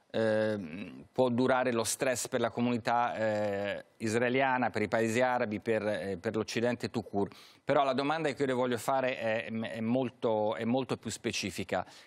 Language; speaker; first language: Italian; native; Italian